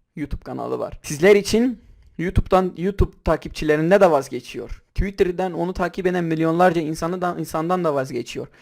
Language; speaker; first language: Turkish; non-native, local second language; Kurdish